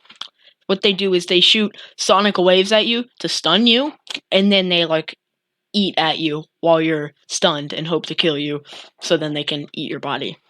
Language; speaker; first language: English; native; English